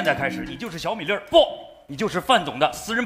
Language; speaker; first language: Chinese; native; Chinese